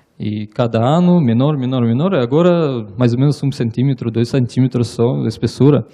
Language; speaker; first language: Portuguese; non-native, learner; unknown